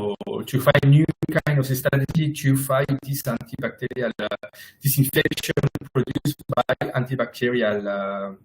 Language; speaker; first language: English; non-native, fluent; Spanish